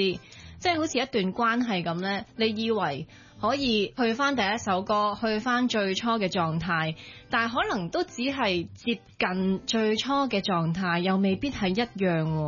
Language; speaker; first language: Cantonese; native; Cantonese